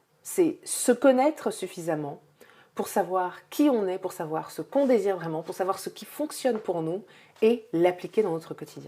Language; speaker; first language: French; native; French